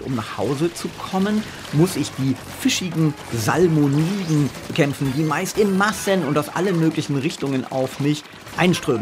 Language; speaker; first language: German; native; German